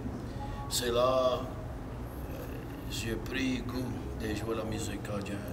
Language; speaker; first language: French; non-native, local second language; English